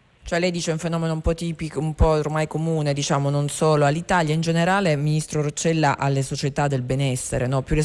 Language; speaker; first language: Italian; native; Italian